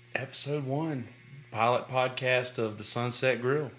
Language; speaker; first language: English; native; English